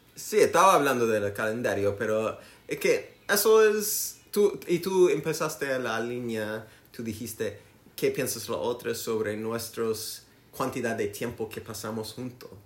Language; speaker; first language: Spanish; non-native, learner; English